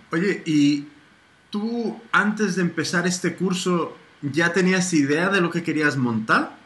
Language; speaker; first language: Spanish; early bilingual, heritage; Spanish